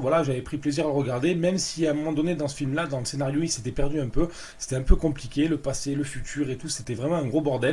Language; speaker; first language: French; native; French